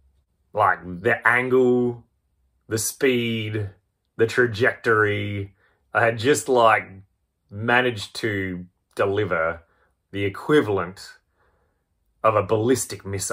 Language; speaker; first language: English; native; English